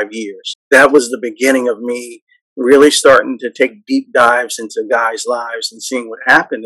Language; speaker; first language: English; native; English